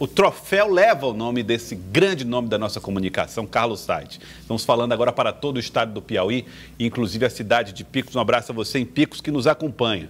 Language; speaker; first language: Portuguese; native; Portuguese